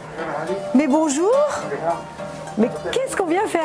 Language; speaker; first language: French; native; French